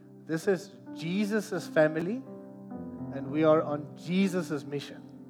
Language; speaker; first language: English; non-native, local second language; Afrikaans